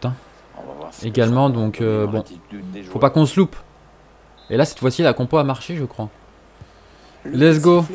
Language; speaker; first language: French; native; French